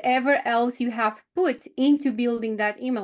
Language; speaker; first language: English; non-native, fluent; Romanian